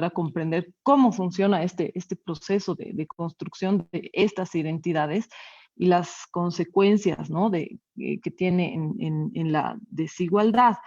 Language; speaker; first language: Spanish; native; Spanish